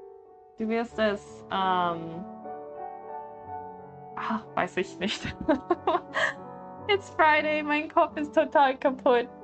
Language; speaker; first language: German; non-native, learner; English